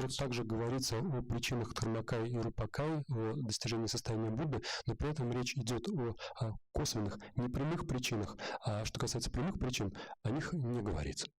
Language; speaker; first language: Russian; native; Russian